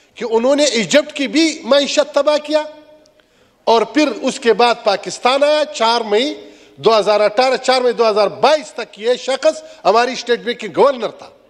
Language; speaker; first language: Urdu; non-native, local second language; Pashto